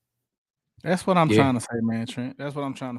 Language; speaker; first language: English; native; English